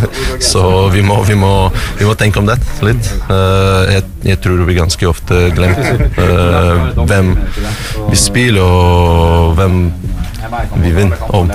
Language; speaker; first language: Norwegian; non-native, learner; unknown